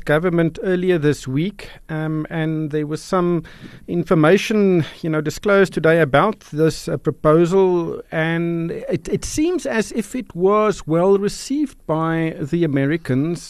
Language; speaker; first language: English; non-native, local second language; Afrikaans